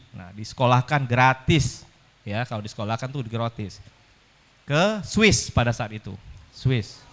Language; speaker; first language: Indonesian; native; Indonesian